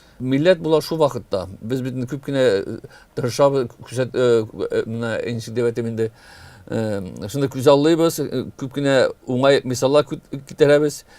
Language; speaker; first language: Tatar; native; Tatar